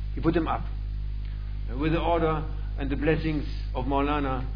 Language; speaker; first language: English; non-native, fluent; German